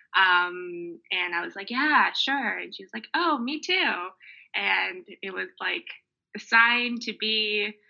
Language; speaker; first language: English; early bilingual, other home language; Mongolian